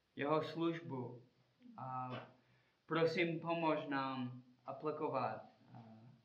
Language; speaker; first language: Czech; non-native, learner; English